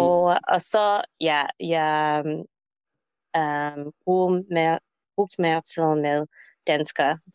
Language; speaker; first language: Danish; non-native, learner; English